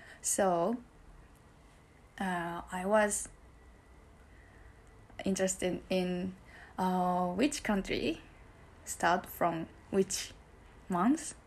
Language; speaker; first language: English; non-native, learner; Japanese